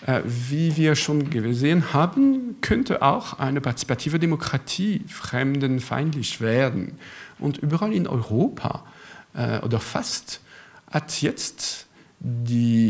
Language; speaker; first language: German; non-native, fluent; French